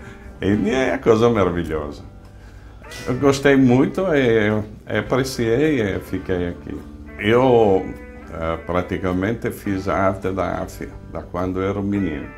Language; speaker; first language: Portuguese; non-native, fluent; Italian